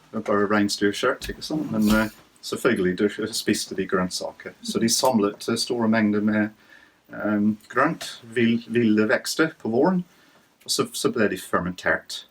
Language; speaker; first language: Norwegian; non-native, fluent; English